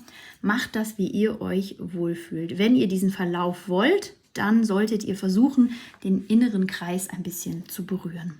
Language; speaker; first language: German; native; German